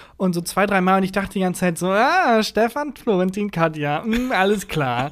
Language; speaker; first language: German; early bilingual, other home language; Turkish